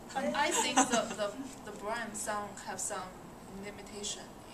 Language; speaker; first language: English; non-native, learner; Chinese